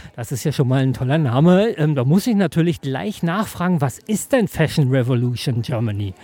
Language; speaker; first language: German; native; German